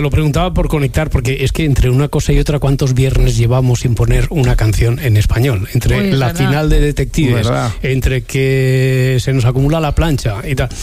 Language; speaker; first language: Spanish; native; Spanish